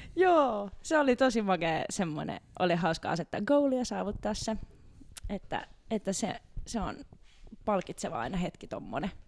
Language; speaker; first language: Finnish; native; Finnish